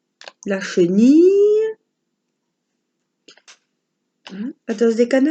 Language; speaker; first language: French; native; French